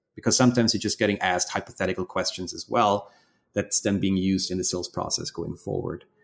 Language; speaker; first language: English; non-native, fluent; German